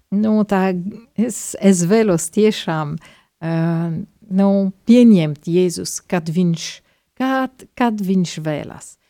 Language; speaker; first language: Latvian; native; Latvian